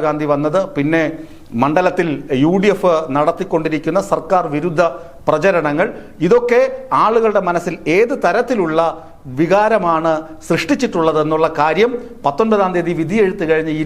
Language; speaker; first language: Malayalam; native; Malayalam